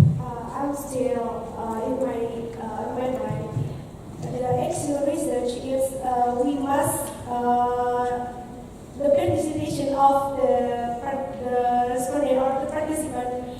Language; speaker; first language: English; non-native, learner; Indonesian